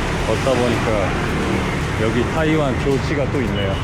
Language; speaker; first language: Korean; native; Korean